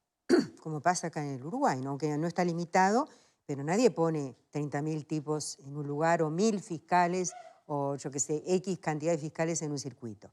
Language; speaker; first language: Spanish; native; Spanish